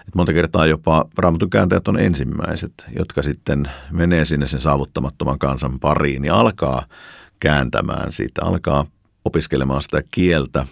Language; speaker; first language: Finnish; native; Finnish